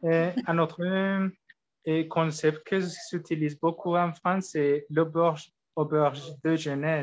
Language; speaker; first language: French; non-native, learner; Spanish